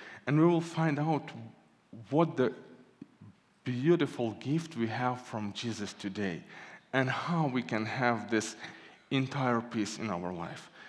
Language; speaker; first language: English; non-native, fluent; Ukrainian